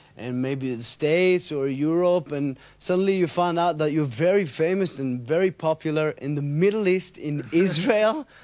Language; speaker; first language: English; non-native, fluent; Hebrew